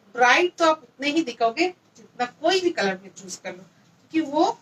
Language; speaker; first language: Hindi; non-native, local second language; Bangla